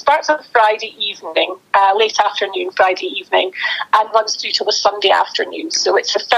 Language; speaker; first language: English; native; English